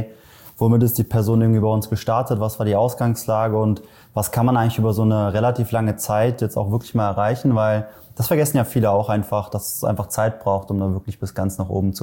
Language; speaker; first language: German; native; German